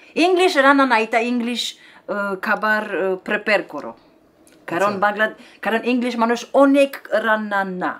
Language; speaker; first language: Bangla; non-native, learner; Romanian